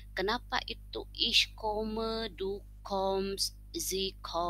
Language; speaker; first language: German; non-native, fluent; Indonesian